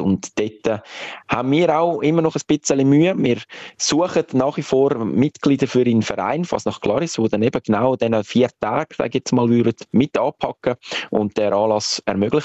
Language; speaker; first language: German; native; German